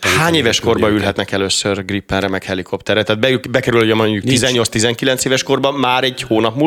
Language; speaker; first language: Hungarian; native; Hungarian